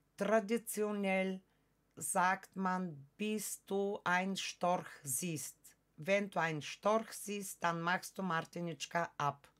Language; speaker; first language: German; non-native, fluent; Bulgarian